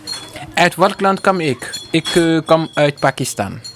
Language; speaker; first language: Dutch; non-native, learner; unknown